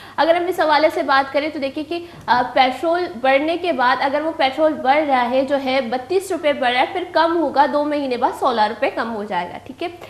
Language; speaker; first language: Urdu; non-native, local second language; Baluchi